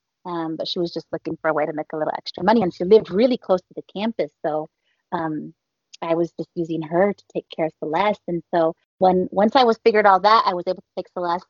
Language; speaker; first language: English; early bilingual, other home language; Spanish